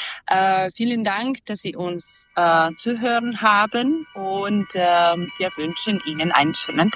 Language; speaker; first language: German; non-native, learner; Serbian